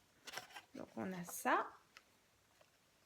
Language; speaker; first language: French; native; French